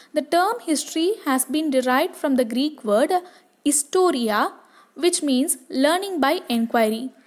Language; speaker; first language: English; non-native, local second language; Tamil